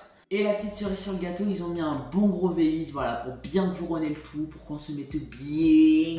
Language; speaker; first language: French; native; French